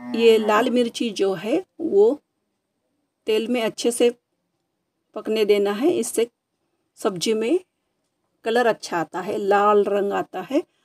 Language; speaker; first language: Hindi; non-native, local second language; Marathi